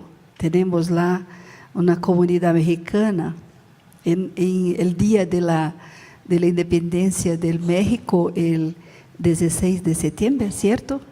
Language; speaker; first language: Spanish; non-native, learner; Portuguese